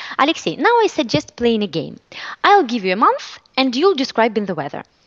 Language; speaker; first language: English; non-native, fluent; Russian